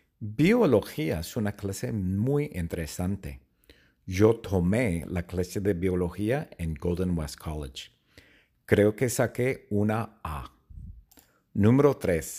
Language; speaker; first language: Spanish; non-native, fluent; English